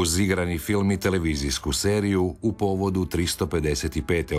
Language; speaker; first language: Croatian; native; Croatian